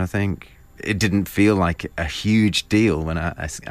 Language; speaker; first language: English; native; English